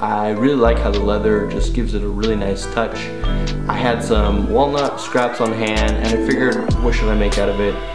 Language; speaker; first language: English; native; English